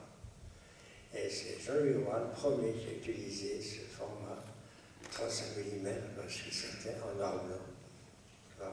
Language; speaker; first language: French; native; French